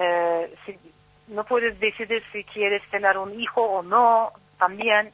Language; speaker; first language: Spanish; non-native, learner; Turkish